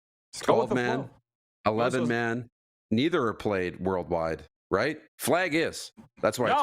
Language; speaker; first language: English; native; English